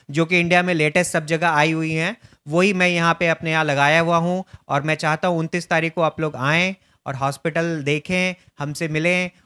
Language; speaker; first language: Hindi; native; Hindi